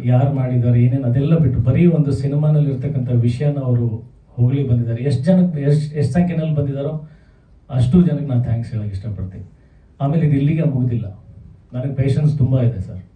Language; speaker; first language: Kannada; native; Kannada